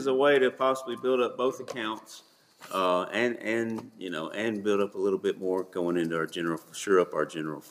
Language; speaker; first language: English; native; English